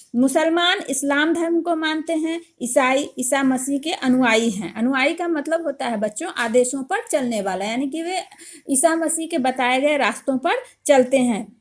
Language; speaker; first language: Hindi; native; Hindi